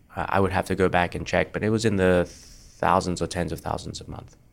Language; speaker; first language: English; native; English